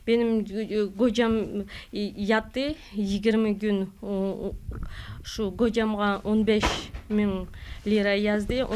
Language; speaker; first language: Turkish; non-native, learner; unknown